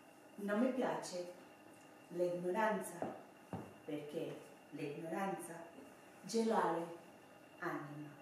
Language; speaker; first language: Italian; non-native, learner; Swedish